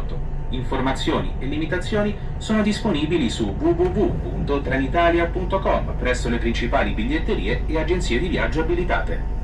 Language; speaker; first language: Italian; native; Italian